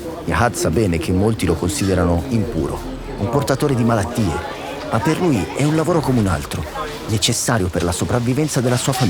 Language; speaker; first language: Italian; native; Italian